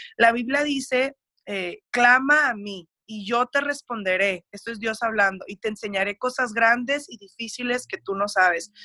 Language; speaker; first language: Spanish; early bilingual, heritage; Spanish